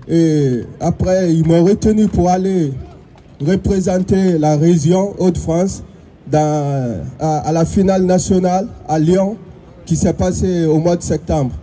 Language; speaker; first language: French; non-native, fluent; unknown